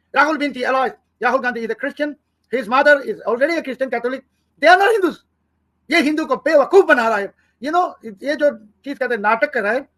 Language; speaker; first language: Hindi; non-native, fluent; Bangla